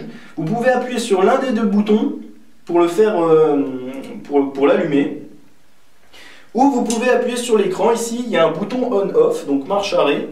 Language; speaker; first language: French; native; French